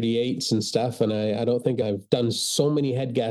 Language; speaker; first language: English; native; English